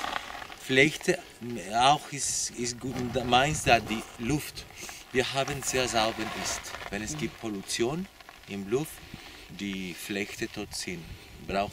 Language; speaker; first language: German; non-native, learner; Spanish